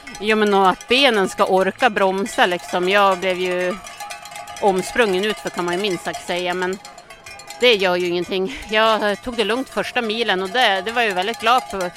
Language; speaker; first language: Swedish; native; Swedish